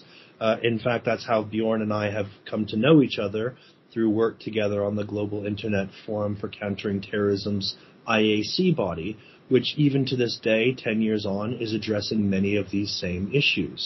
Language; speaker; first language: English; native; English